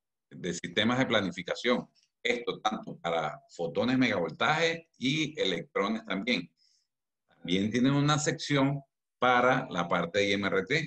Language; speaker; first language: Spanish; native; Spanish